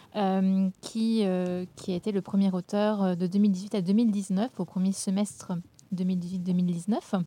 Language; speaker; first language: French; native; French